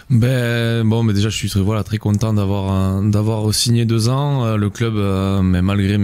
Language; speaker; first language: French; native; French